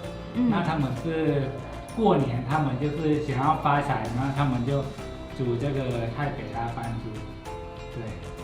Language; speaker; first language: Chinese; non-native, fluent; Thai